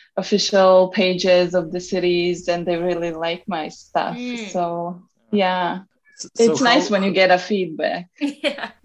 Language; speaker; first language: English; non-native, fluent; Serbian